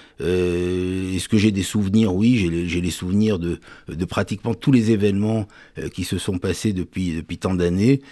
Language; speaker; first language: French; native; French